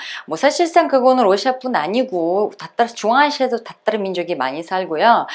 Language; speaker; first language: Korean; non-native, fluent; Uzbek